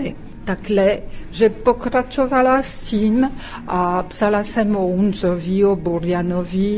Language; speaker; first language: Czech; non-native, fluent; French